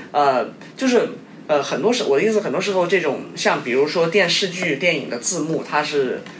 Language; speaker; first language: Chinese; native; Chinese